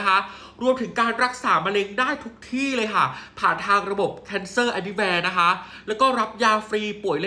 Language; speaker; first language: Thai; native; Thai